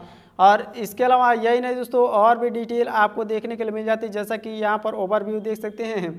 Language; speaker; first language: Hindi; native; Hindi